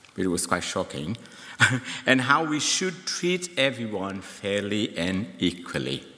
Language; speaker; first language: English; non-native, fluent; Portuguese